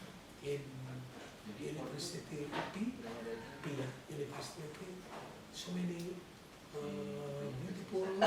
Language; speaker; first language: English; non-native, learner; Sundanese